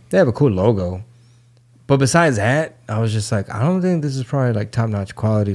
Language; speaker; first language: English; early bilingual, other home language; Spanish